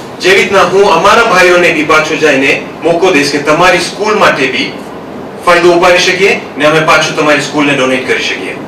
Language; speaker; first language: Gujarati; early bilingual, heritage; Gujarati